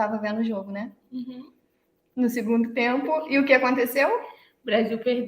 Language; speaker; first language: Portuguese; native; Portuguese